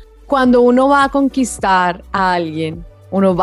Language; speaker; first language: Spanish; native; Spanish